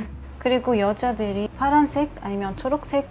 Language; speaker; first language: Korean; non-native, learner; Arabic